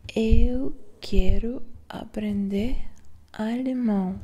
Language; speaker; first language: Portuguese; non-native, learner; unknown